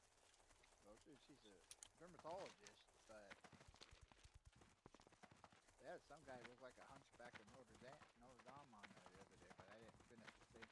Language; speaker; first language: English; native; English